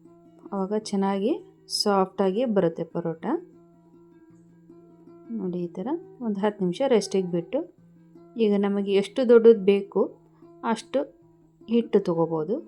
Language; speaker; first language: Kannada; native; Kannada